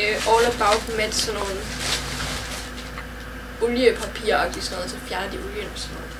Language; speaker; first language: Danish; native; Danish